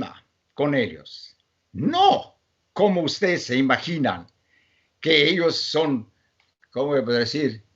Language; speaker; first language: Spanish; non-native, fluent; Polish